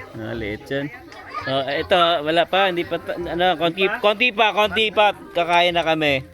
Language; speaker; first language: Filipino; native; Filipino